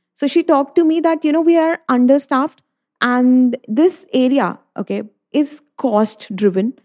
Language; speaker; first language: English; non-native, local second language; Hindi